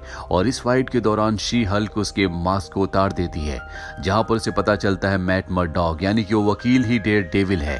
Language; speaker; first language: Hindi; native; Hindi